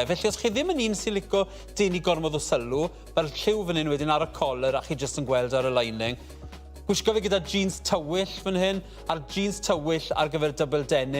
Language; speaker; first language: Welsh; native; Welsh